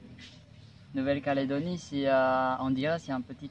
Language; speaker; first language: French; non-native, learner; Indonesian